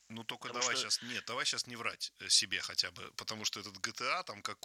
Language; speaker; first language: Russian; native; Russian